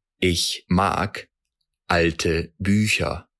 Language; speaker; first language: German; non-native, fluent; Russian